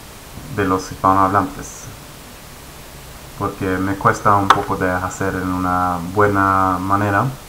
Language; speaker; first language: Spanish; non-native, fluent; Swedish